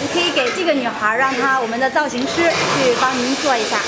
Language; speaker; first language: Chinese; native; Chinese